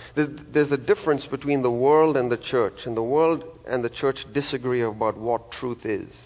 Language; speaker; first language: English; non-native, local second language; Malayalam